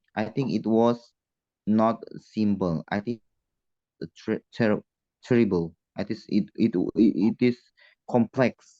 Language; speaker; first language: English; non-native, learner; Indonesian